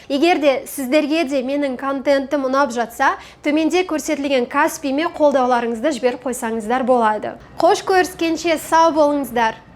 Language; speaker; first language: Kazakh; native; Kazakh